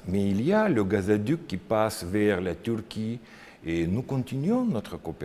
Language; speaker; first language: French; non-native, learner; Russian